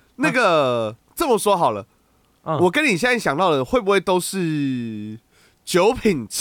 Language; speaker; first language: Chinese; native; Chinese